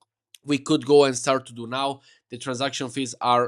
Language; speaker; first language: English; non-native, fluent; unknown